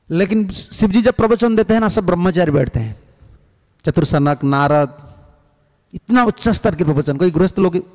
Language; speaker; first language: Hindi; non-native, local second language; Odia